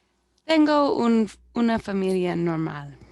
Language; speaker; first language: Spanish; non-native, learner; English